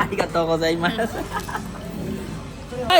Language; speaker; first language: Japanese; non-native, fluent; Filipino